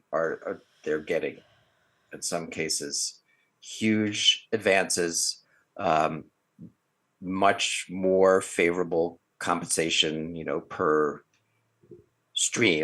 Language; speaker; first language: English; native; English